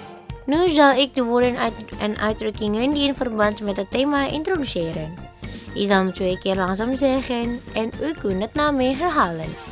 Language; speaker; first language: Dutch; non-native, learner; Indonesian